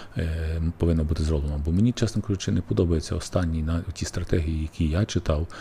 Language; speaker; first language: Ukrainian; native; Ukrainian